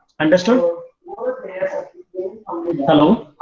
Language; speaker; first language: English; non-native, local second language; Marathi